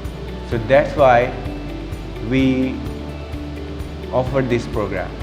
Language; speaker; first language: English; non-native, local second language; Hindi